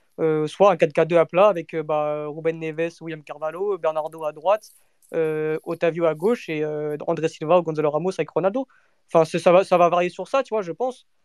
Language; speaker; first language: French; early bilingual, other home language; Portuguese